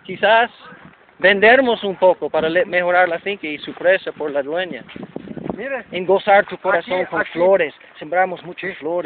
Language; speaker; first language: Spanish; non-native, learner; English